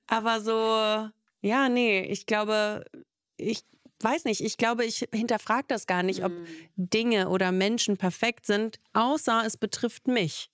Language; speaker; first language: German; early bilingual, other home language; Russian